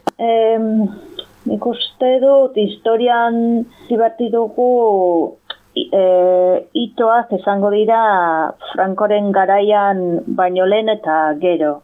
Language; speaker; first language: Basque; non-native, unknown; English